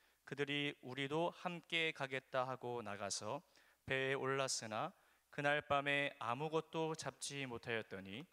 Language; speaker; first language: Korean; native; Korean